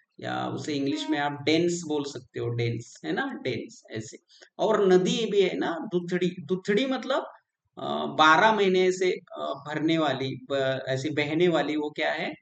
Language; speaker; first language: Hindi; non-native, local second language; Marathi